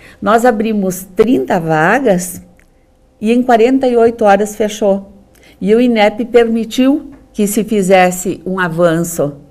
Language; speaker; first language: Portuguese; native; Portuguese